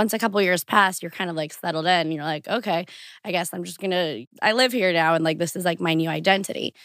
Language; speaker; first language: English; early bilingual, other home language; Portuguese